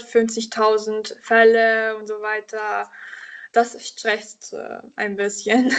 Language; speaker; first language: German; non-native, learner; Italian